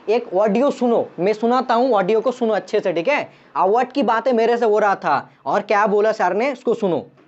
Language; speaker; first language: Hindi; non-native, local second language; Bangla